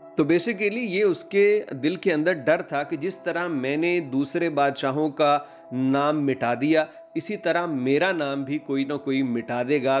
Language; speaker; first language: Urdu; non-native, local second language; Punjabi